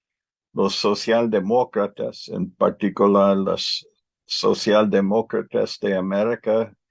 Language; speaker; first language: Spanish; non-native, learner; English